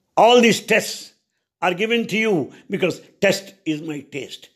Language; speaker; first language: English; non-native, local second language; Telugu